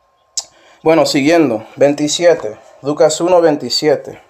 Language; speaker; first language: Spanish; non-native, fluent; English